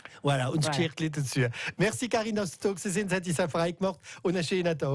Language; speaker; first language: German; native; German